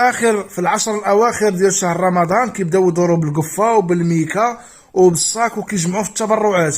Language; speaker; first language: Arabic; native; Arabic